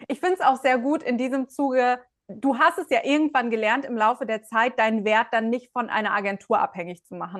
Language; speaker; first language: German; native; German